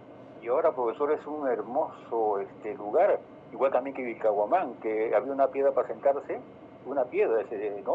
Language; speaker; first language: Spanish; native; Spanish